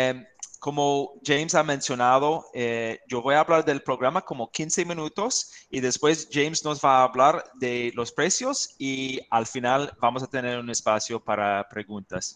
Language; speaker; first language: Spanish; non-native, fluent; English